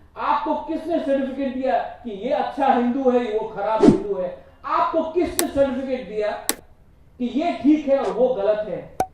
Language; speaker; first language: Hindi; non-native, local second language; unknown